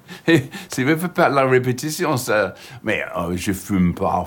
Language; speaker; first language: French; non-native, fluent; English